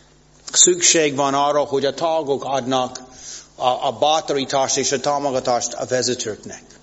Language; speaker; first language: Hungarian; non-native, fluent; English